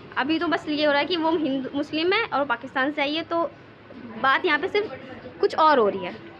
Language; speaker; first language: Hindi; native; Hindi